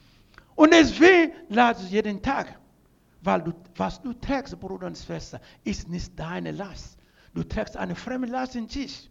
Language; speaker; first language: German; non-native, learner; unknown